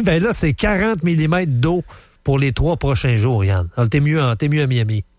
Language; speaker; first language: French; native; French